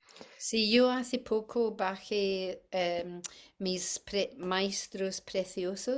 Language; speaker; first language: Spanish; non-native, fluent; English